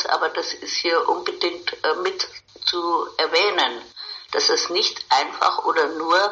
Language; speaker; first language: German; native; German